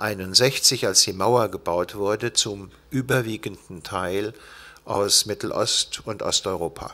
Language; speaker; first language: German; native; German